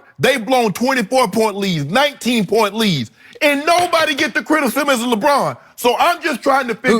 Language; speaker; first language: English; native; English